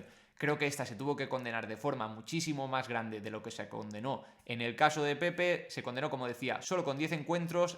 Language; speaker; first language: Spanish; native; Spanish